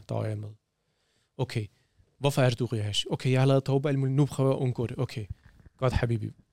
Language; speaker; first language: Danish; early bilingual, other home language; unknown